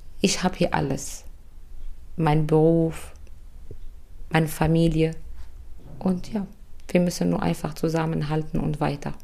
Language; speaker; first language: German; non-native, fluent; Arabic